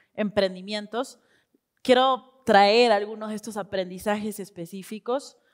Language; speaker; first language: Spanish; native; Spanish